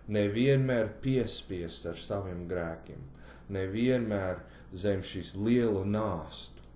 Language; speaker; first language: Latvian; early bilingual, heritage; Latvian